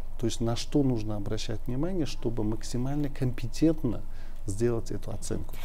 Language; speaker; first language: Russian; non-native, local second language; Uzbek